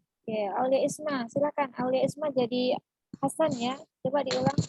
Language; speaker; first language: Indonesian; native; Indonesian